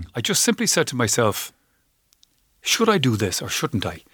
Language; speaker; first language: English; native; English